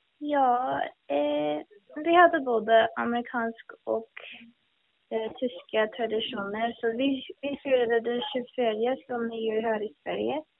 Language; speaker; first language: Swedish; non-native, fluent; English